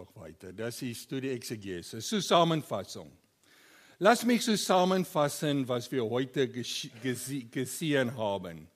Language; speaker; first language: German; non-native, learner; Afrikaans